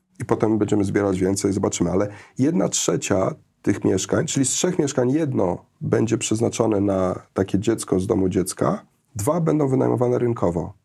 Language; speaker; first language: Polish; early bilingual, heritage; Polish